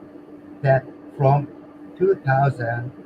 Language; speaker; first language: English; non-native, learner; Japanese